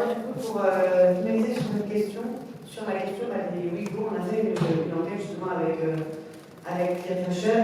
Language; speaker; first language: French; native; French